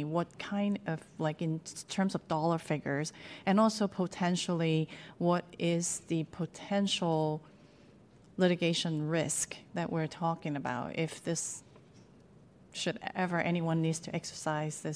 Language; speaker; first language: English; non-native, local second language; Cantonese